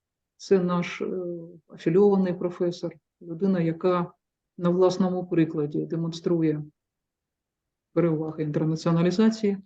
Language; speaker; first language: Ukrainian; native; Ukrainian